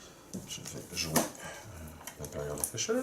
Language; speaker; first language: French; native; French